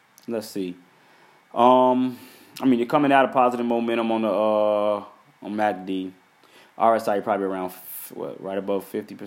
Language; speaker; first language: English; native; English